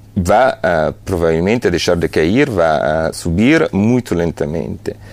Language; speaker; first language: Portuguese; non-native, fluent; Italian